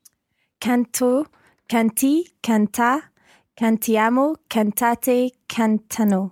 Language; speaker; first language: Italian; non-native, learner; English